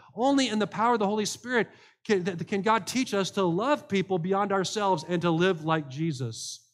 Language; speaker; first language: English; native; English